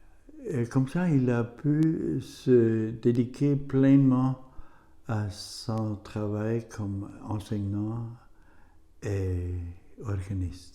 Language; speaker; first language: French; non-native, learner; German